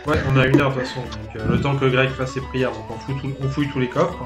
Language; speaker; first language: French; native; French